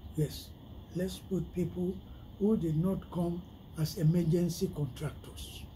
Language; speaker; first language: English; non-native, local second language; Yoruba